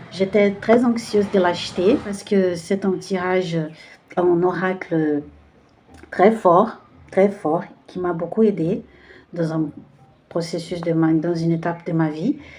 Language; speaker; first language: French; non-native, fluent; Portuguese